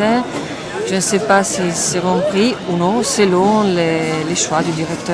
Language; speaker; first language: French; non-native, fluent; Italian